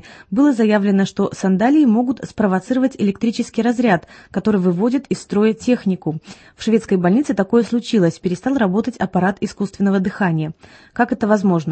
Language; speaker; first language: Russian; native; Russian